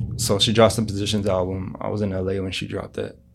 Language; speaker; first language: English; early bilingual, other home language; Greek